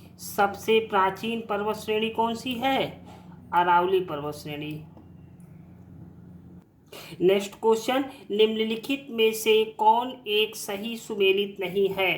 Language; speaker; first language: Hindi; native; Hindi